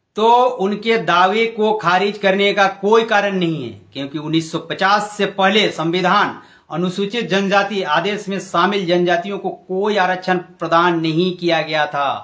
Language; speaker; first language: Hindi; non-native, local second language; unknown